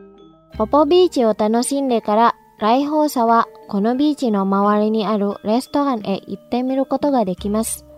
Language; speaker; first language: Japanese; non-native, fluent; Indonesian